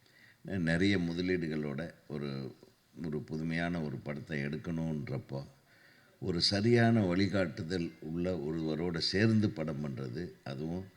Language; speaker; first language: Tamil; native; Tamil